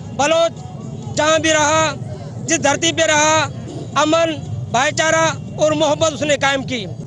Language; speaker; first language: Urdu; non-native, local second language; Baluchi